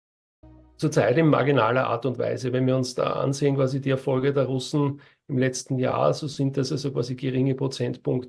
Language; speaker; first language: German; native; German